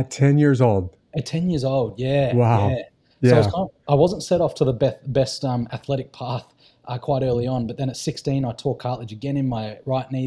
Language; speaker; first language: English; native; English